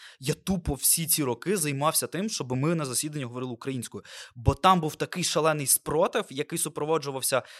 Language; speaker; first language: Ukrainian; non-native, local second language; Russian